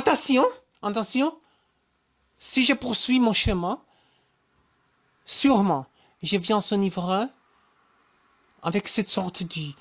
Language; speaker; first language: French; non-native, learner; German